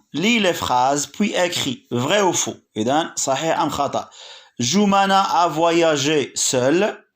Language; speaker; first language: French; non-native, local second language; Arabic